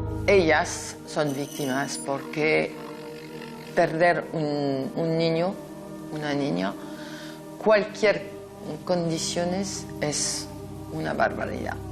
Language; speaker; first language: Spanish; non-native, fluent; French